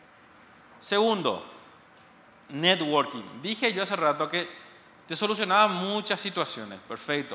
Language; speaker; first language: Spanish; native; Spanish